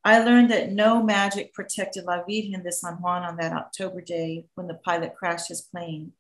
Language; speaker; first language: English; native; English